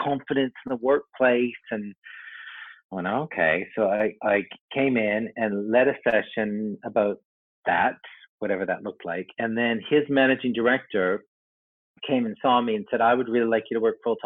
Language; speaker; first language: English; native; English